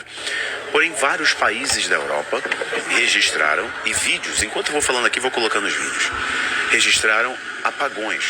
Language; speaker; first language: Portuguese; native; Portuguese